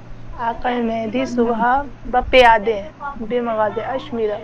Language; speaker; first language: Persian; non-native, learner; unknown